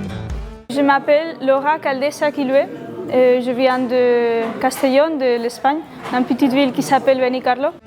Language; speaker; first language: French; non-native, learner; Spanish